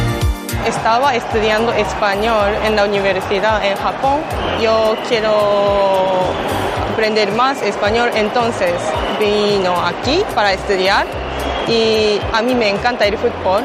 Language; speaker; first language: Spanish; non-native, learner; Japanese